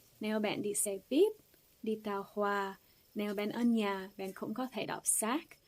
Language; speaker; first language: Vietnamese; non-native, fluent; English